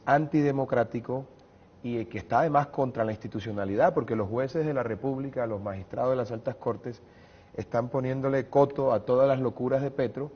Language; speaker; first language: Spanish; native; Spanish